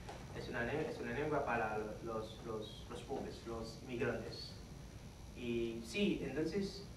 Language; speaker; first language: Spanish; non-native, fluent; Haitian Creole